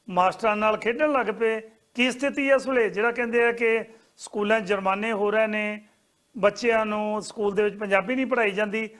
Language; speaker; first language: Punjabi; native; Punjabi